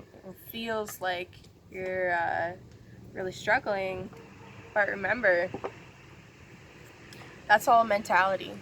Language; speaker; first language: English; native; English